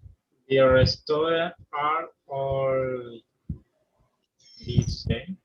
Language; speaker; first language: English; non-native, learner; Spanish